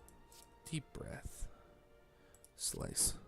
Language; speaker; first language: English; native; English